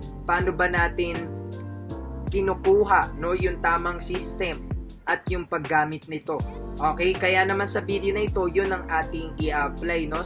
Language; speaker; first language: Filipino; native; Filipino